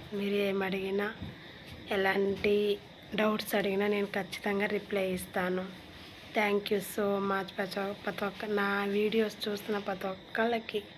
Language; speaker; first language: Telugu; non-native, local second language; Lambadi